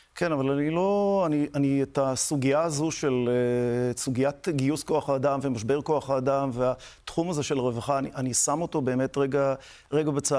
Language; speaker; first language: Hebrew; native; Hebrew